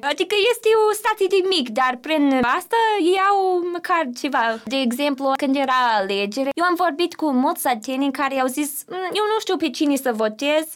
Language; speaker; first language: Romanian; non-native, learner; English